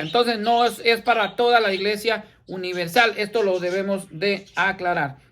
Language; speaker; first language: Spanish; native; Spanish